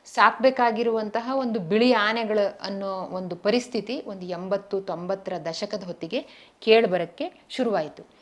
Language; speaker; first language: Kannada; native; Kannada